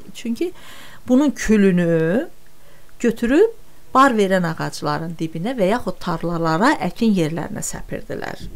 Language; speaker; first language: Azerbaijani; non-native, local second language; Talysh